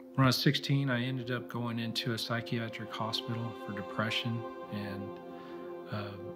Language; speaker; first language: English; native; English